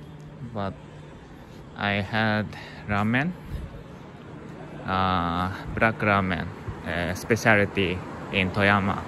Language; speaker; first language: English; non-native, learner; Japanese